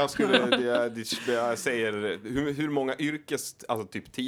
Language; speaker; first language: Swedish; native; Swedish